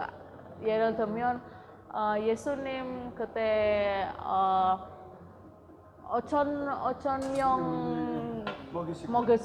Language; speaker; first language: Korean; non-native, learner; Indonesian